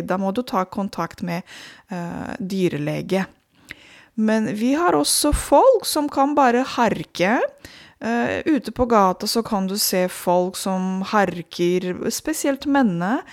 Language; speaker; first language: Norwegian; non-native, fluent; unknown